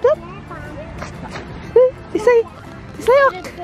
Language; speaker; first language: Dutch; non-native, learner; Filipino